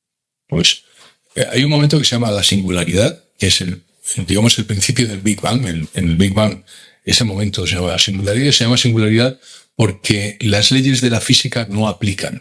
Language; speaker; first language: Spanish; native; Spanish